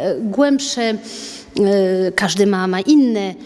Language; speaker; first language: Polish; early bilingual, heritage; French